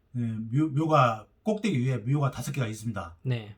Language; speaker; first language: Korean; native; Korean